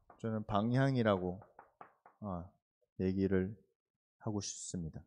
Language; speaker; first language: Korean; early bilingual, heritage; Korean